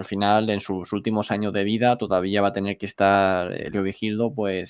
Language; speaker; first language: Spanish; native; Spanish